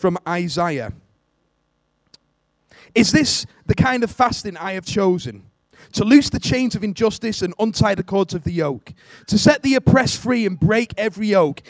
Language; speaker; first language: English; native; English